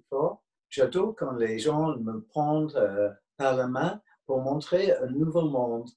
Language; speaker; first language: French; non-native, fluent; English